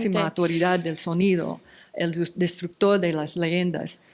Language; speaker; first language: Spanish; non-native, fluent; English